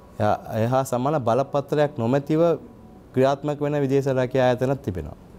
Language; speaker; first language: Sinhala; non-native, local second language; Tamil